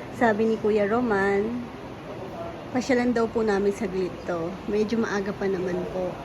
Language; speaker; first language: Filipino; native; Filipino